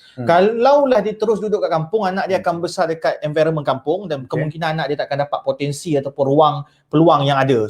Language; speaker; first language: Malay; native; Malay